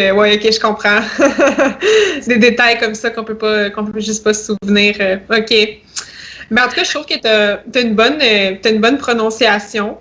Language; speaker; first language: French; native; French